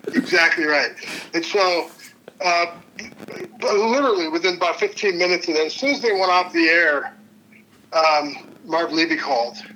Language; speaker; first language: English; native; English